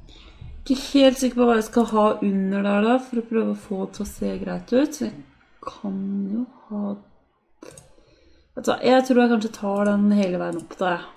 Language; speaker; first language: Norwegian; native; Norwegian